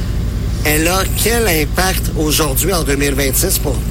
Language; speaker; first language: French; native; French